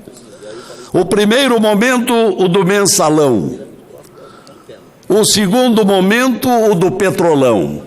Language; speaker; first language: Portuguese; native; Portuguese